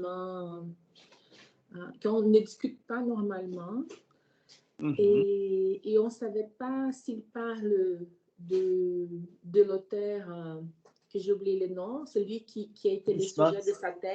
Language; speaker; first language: French; non-native, fluent; Portuguese